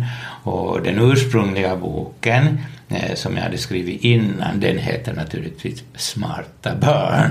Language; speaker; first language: Swedish; non-native, local second language; Finnish